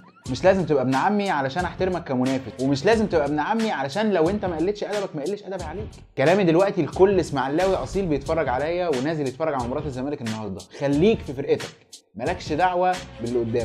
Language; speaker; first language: Arabic; native; Arabic